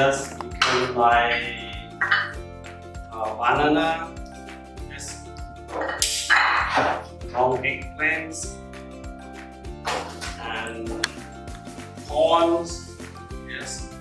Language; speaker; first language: English; non-native, learner; Khmer